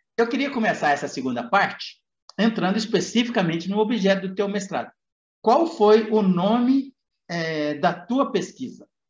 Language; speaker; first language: Portuguese; native; Portuguese